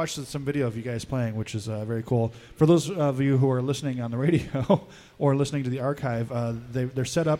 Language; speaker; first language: English; native; English